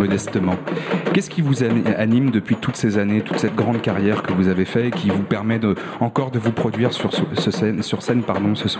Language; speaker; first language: French; native; French